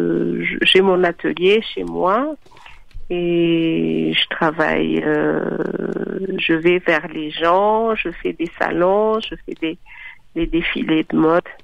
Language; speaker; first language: French; non-native, local second language; Malagasy